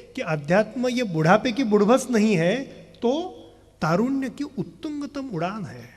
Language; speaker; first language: Hindi; non-native, local second language; Marathi